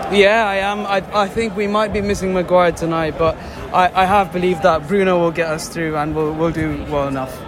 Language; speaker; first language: English; non-native, fluent; Maltese